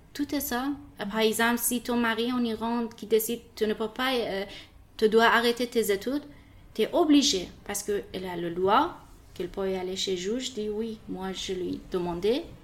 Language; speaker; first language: French; non-native, learner; Persian